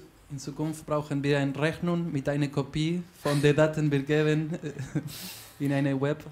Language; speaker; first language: German; non-native, learner; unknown